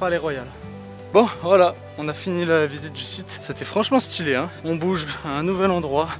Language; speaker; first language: French; native; French